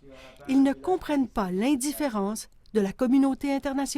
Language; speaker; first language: French; native; French